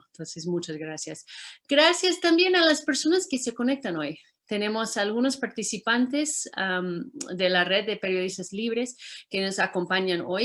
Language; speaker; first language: Spanish; non-native, fluent; English